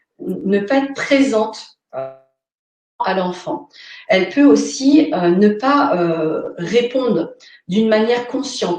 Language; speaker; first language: French; native; French